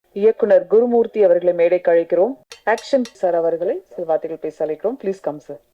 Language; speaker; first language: Tamil; native; Tamil